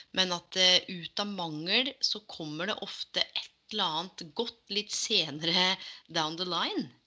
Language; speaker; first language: Norwegian; native; Norwegian